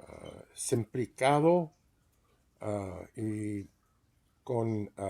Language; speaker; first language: Spanish; non-native, learner; English